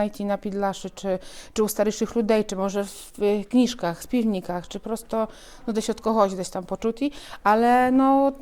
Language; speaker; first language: Polish; non-native, local second language; Ukrainian